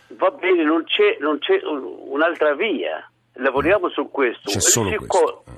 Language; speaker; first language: Italian; non-native, fluent; Arabic